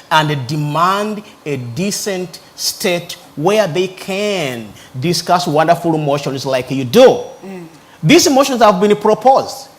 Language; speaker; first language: English; non-native, local second language; Ganda